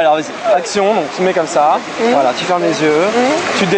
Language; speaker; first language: French; native; French